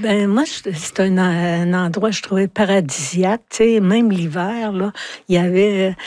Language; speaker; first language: French; native; French